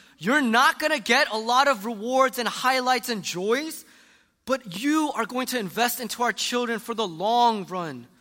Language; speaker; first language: English; early bilingual, other home language; Korean